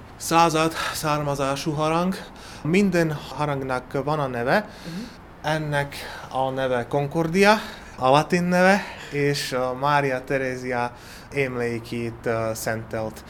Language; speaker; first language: Hungarian; non-native, learner; Slovak